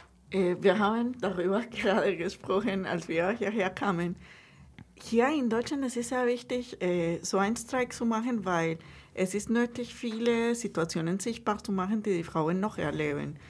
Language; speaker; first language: German; non-native, fluent; Spanish